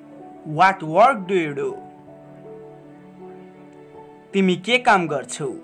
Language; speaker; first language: English; non-native, learner; Nepali